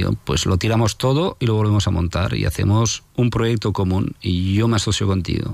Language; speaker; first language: Spanish; non-native, fluent; French